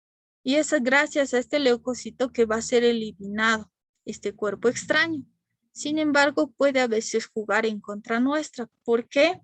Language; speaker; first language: Spanish; native; Spanish